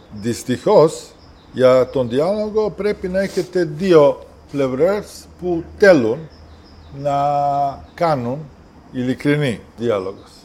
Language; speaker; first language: Greek; non-native, fluent; Serbian